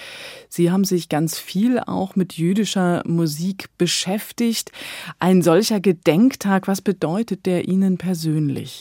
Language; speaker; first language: German; native; German